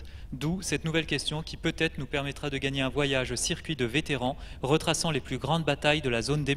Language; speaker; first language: French; native; French